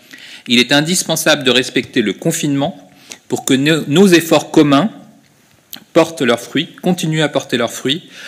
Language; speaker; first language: French; native; French